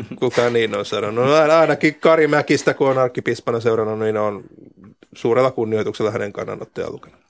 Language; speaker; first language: Finnish; native; Finnish